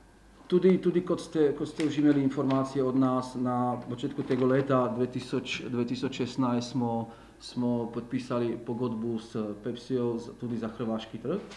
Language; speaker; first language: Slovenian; non-native, learner; Slovak